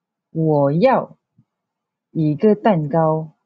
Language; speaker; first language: Chinese; non-native, local second language; Malay